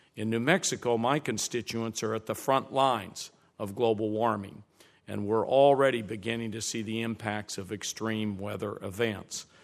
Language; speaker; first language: English; native; English